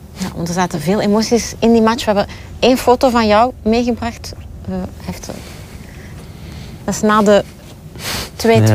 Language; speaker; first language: Dutch; native; Dutch